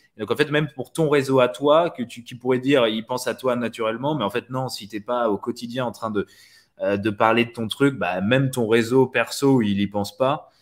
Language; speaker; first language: French; native; French